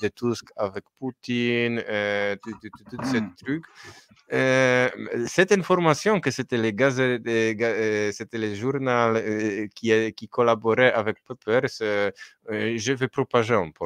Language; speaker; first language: French; non-native, fluent; Polish